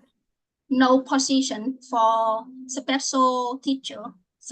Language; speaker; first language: English; non-native, learner; Vietnamese